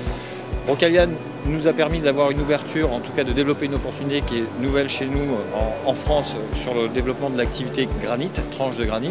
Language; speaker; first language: French; native; French